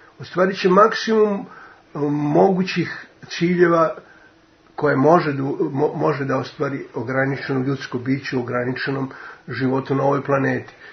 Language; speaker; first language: Serbian; native; Serbian